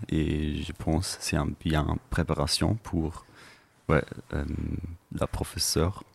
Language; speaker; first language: French; non-native, learner; German